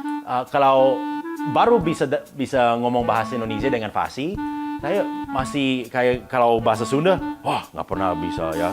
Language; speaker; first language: Indonesian; non-native, fluent; English